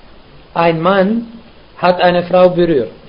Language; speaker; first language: German; non-native, fluent; Arabic